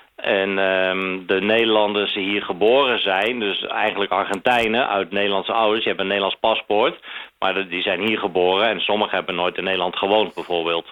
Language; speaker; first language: Dutch; native; Dutch